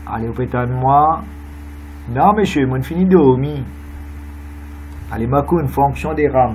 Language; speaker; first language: French; non-native, local second language; Morisyen